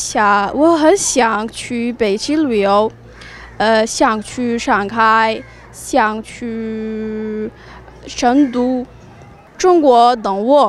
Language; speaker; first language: Chinese; non-native, learner; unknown